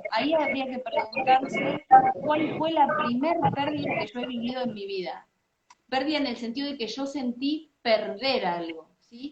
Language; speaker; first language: Spanish; native; Spanish